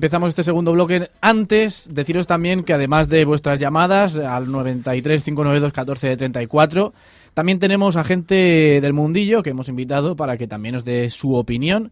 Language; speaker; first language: Spanish; native; Spanish